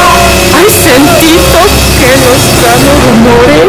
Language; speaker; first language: Italian; non-native, learner; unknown